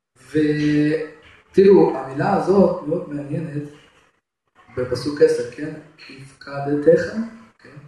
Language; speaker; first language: Hebrew; non-native, fluent; Russian